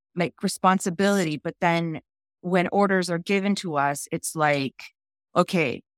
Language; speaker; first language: English; native; English